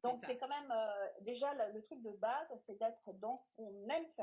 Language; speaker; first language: French; native; French